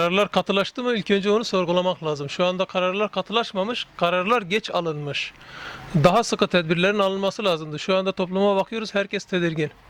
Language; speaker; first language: Turkish; native; Turkish